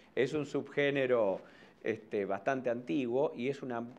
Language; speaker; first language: Spanish; native; Spanish